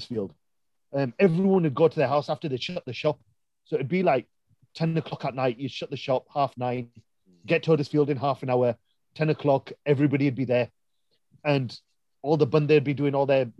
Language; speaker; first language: English; native; English